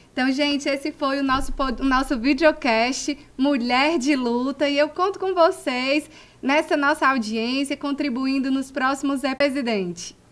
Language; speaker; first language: Portuguese; native; Portuguese